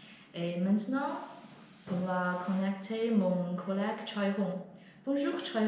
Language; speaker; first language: French; non-native, learner; Chinese